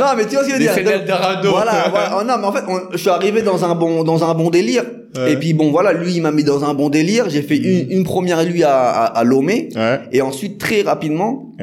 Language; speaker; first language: French; native; French